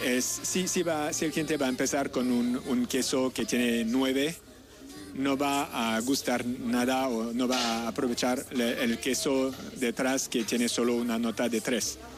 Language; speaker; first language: Spanish; non-native, learner; French